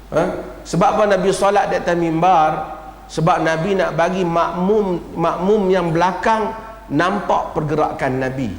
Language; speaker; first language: Malay; native; Malay